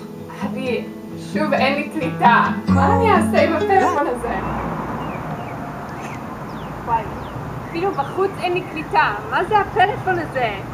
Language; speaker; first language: Hebrew; non-native, learner; English